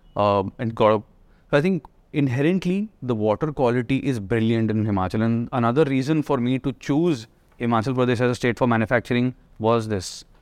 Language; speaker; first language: English; non-native, local second language; Hindi